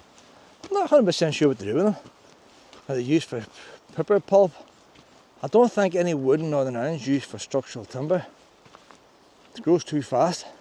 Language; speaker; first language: English; native; English